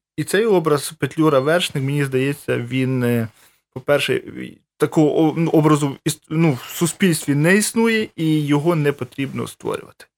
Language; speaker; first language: Ukrainian; native; Ukrainian